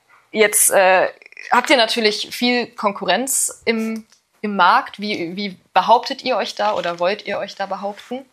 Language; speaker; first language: German; native; German